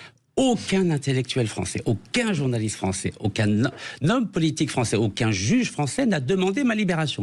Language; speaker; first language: French; native; French